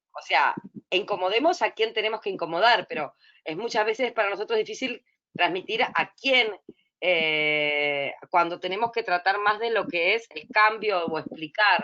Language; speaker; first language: Spanish; native; Spanish